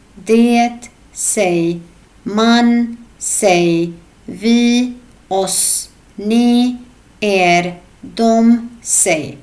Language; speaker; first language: Swedish; non-native, fluent; Arabic